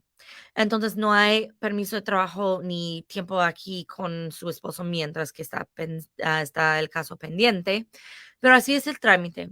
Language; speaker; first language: Spanish; non-native, fluent; English